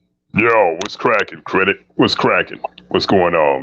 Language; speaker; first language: English; native; English